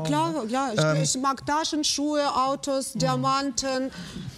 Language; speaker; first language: German; non-native, fluent; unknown